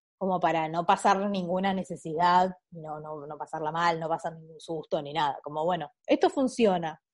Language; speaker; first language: Spanish; native; Spanish